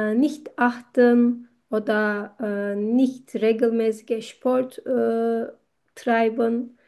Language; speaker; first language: German; non-native, learner; Turkish